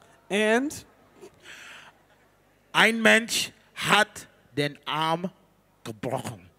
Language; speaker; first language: German; non-native, learner; English